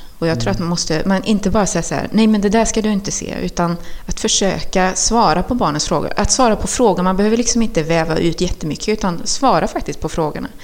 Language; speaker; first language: Swedish; early bilingual, other home language; Spanish